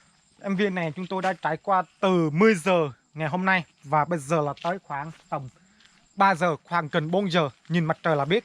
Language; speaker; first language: Vietnamese; non-native, local second language; Jarai